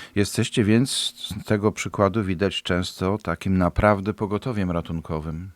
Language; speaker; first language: Polish; native; Polish